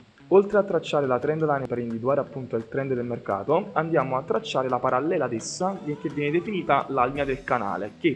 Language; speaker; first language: Italian; native; Italian